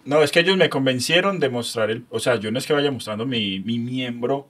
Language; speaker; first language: Spanish; native; Spanish